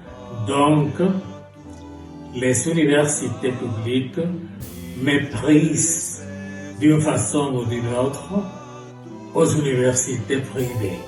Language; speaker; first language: French; non-native, fluent; Spanish